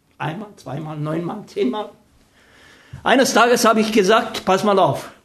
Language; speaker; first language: German; non-native, fluent; Romanian